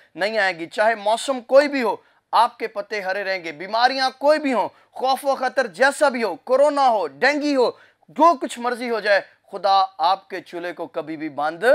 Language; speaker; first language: Urdu; non-native, local second language; Punjabi